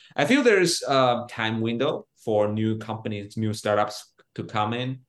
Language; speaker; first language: English; non-native, fluent; Chinese